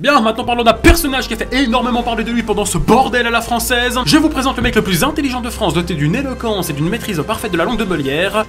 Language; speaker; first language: French; native; French